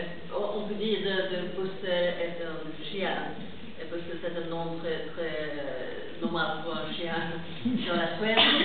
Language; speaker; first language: French; non-native, learner; Swedish